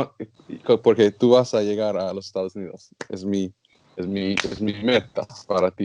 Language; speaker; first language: Spanish; non-native, learner; English